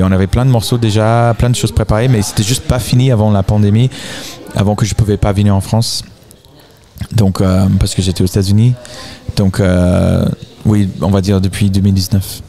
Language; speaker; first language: French; non-native, fluent; English